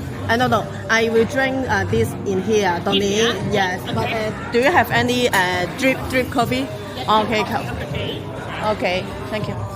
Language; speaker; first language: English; non-native, learner; Cantonese